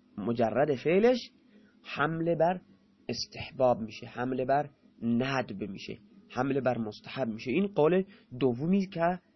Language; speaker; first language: Persian; non-native, local second language; Baluchi